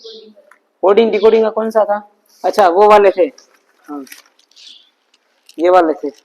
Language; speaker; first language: Hindi; native; Hindi